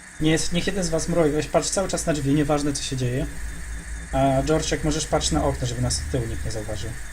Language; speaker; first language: Polish; native; Polish